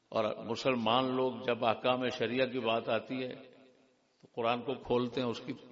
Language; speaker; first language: Urdu; non-native, local second language; Punjabi